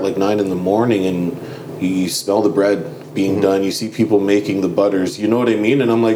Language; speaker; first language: English; native; English